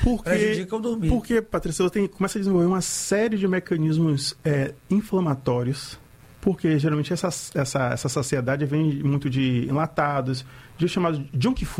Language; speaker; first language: Portuguese; native; Portuguese